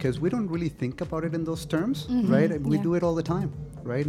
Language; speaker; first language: English; non-native, fluent; Spanish